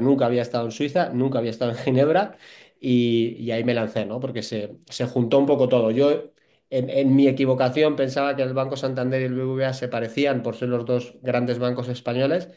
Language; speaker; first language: Spanish; native; Spanish